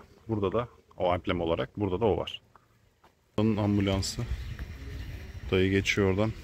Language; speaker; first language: Turkish; native; Turkish